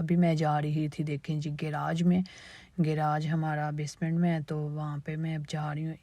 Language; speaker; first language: Urdu; native; Urdu